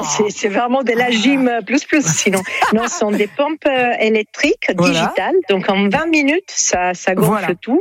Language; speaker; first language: French; non-native, fluent; Italian